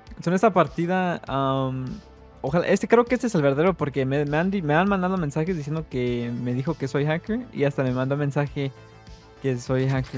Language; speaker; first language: Spanish; early bilingual, heritage; Spanish